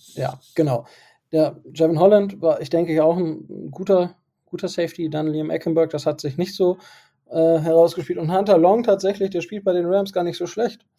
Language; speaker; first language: German; native; German